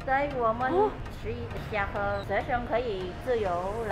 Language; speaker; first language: Chinese; non-native, learner; Vietnamese